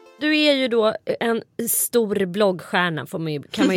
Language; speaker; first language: Swedish; native; Swedish